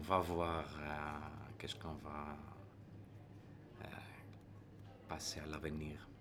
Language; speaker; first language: French; non-native, learner; Greek